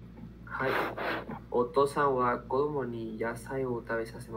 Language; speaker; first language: Japanese; non-native, learner; Spanish